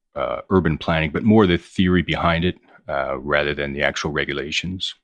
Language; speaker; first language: English; native; English